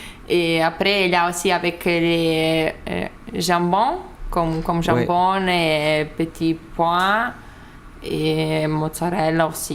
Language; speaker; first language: French; non-native, learner; Lithuanian